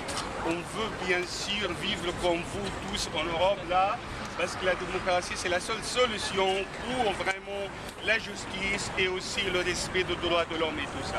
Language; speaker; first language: French; non-native, fluent; Arabic